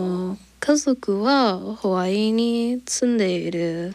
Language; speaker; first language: Japanese; non-native, learner; English